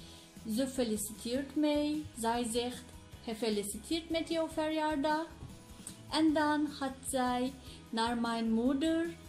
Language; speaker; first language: Dutch; non-native, learner; Turkish